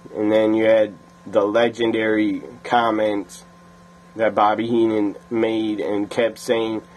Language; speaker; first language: English; native; English